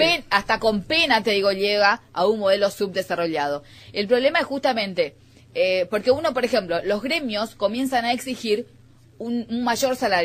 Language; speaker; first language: Spanish; native; Spanish